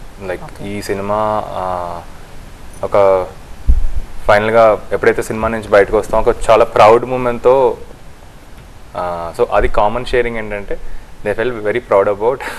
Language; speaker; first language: Telugu; native; Telugu